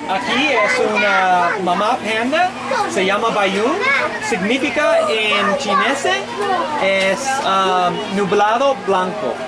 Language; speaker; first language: Spanish; non-native, learner; English